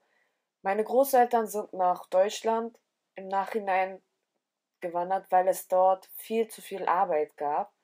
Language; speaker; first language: German; early bilingual, other home language; Turkish